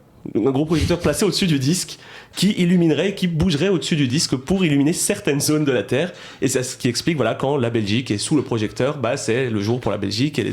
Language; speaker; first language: French; native; French